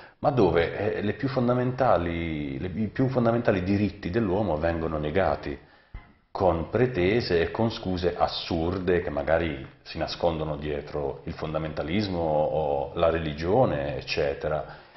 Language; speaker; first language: Italian; native; Italian